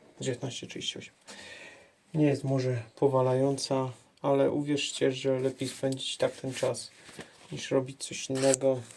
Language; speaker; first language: Polish; native; Polish